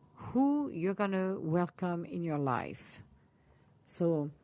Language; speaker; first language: English; non-native, fluent; Italian